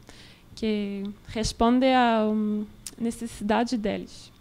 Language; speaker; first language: Portuguese; non-native, learner; French